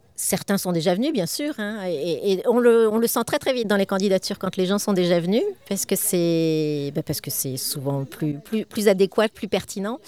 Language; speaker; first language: French; native; French